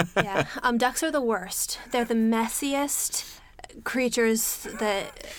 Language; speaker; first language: English; native; English